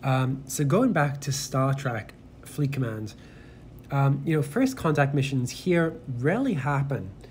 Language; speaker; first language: English; native; English